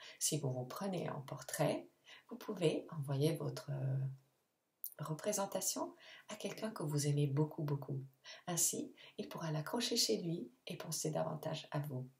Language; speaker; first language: French; non-native, fluent; Italian